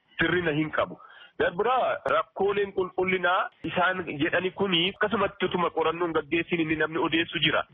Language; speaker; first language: Oromo; native; Oromo